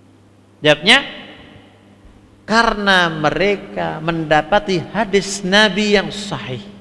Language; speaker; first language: Indonesian; native; Indonesian